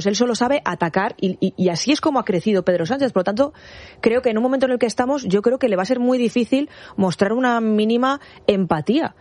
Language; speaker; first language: Spanish; native; Spanish